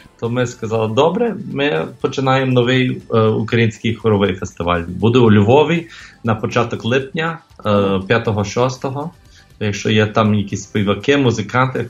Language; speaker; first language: Ukrainian; early bilingual, heritage; English